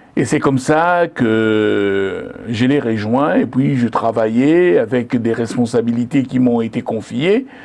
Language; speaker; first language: French; non-native, local second language; Lingala